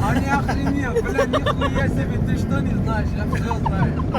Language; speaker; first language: Russian; non-native, local second language; Uzbek